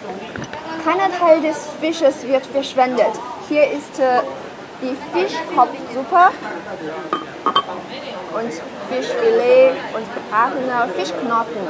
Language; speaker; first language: German; non-native, fluent; Chinese